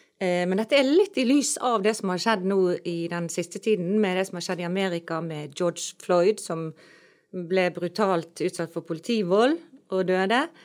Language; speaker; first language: Norwegian; native; Norwegian